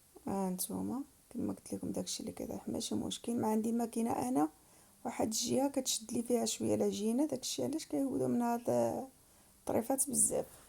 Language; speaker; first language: Arabic; native; Arabic